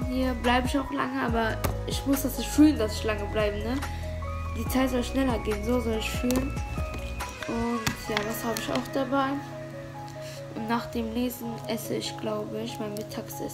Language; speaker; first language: German; early bilingual, other home language; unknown